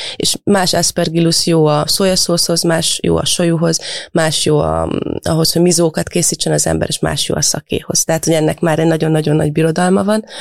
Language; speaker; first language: Hungarian; native; Hungarian